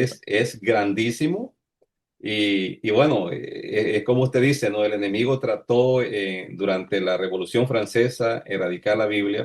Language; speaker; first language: Spanish; native; Spanish